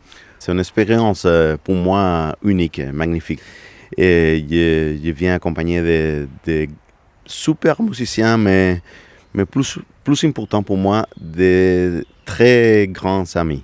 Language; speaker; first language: French; non-native, fluent; Spanish